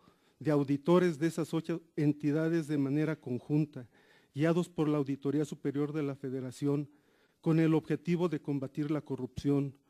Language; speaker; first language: Spanish; native; Spanish